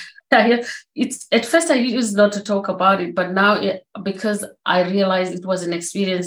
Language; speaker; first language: English; non-native, local second language; Shona